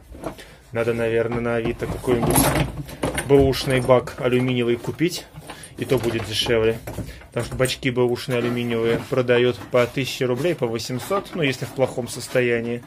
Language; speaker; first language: Russian; native; Russian